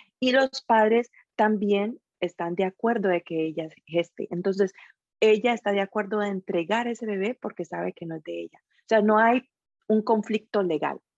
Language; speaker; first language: Spanish; native; Spanish